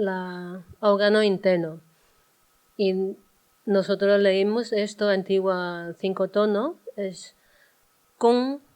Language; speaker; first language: Spanish; non-native, learner; Chinese